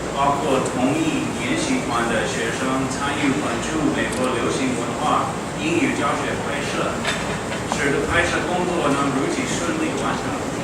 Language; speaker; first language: Chinese; non-native, fluent; English